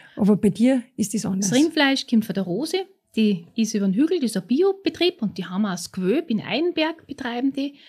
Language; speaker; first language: German; native; German